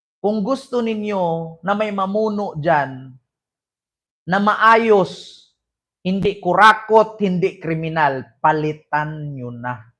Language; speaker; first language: Filipino; non-native, local second language; Cebuano